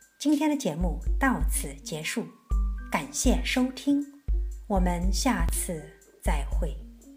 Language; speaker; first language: Chinese; native; Chinese